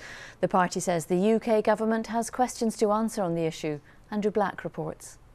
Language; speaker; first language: English; native; English